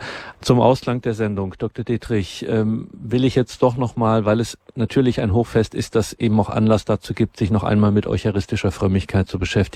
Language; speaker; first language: German; native; German